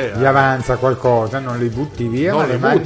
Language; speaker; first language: Italian; native; Italian